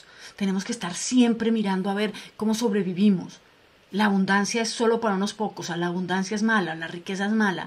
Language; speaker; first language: Spanish; native; Spanish